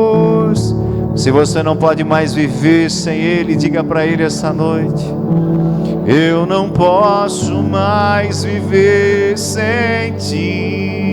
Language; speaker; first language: Portuguese; native; Portuguese